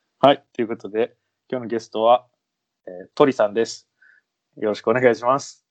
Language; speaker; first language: Japanese; native; Japanese